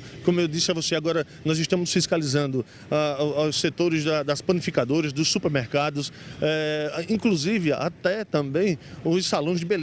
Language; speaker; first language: Portuguese; native; Portuguese